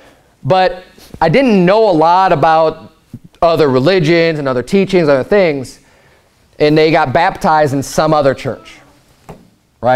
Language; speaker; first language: English; native; English